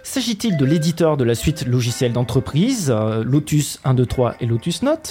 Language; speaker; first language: French; native; French